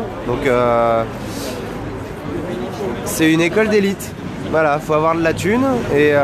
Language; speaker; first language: French; native; French